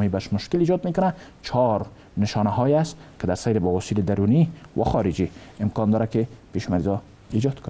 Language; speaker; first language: Persian; native; Persian